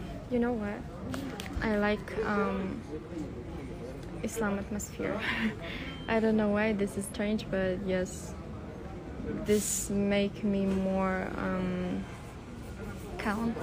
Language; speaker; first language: English; non-native, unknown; Russian